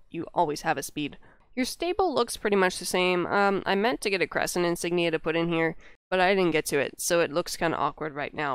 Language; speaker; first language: English; native; English